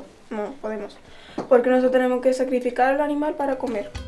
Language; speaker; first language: Spanish; non-native, fluent; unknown